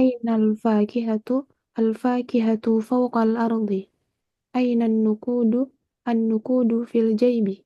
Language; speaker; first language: Arabic; non-native, learner; Indonesian